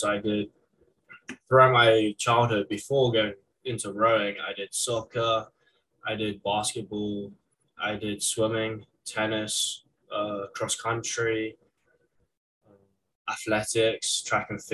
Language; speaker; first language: English; native; English